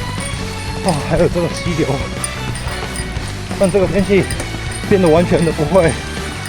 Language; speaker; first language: Chinese; native; Chinese